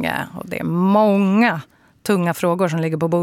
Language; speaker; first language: Swedish; native; Swedish